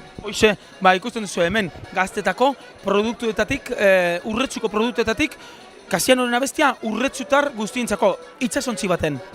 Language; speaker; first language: Basque; native; Basque